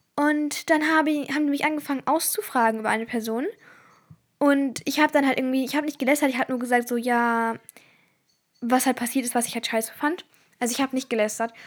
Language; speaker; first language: German; early bilingual, other home language; Turkish